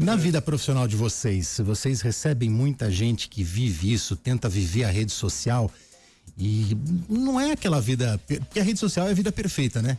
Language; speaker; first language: Portuguese; native; Portuguese